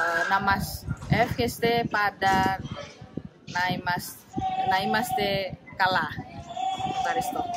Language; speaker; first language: Greek; non-native, fluent; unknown